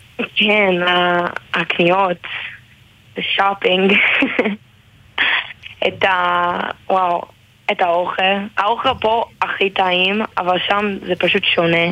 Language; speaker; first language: Hebrew; non-native, learner; English